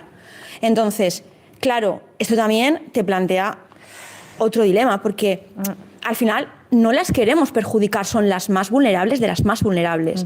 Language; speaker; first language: Spanish; native; Spanish